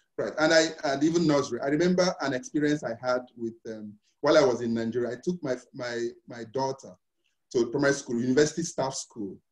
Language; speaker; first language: English; non-native, local second language; Igbo